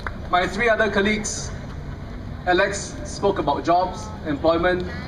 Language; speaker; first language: English; non-native, local second language; Malay